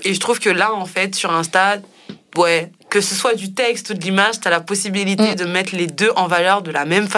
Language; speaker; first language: French; native; French